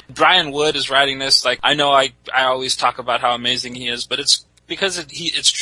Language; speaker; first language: English; native; English